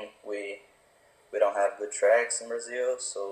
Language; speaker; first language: English; non-native, fluent; Portuguese